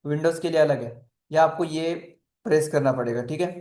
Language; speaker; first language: Hindi; non-native, local second language; Marathi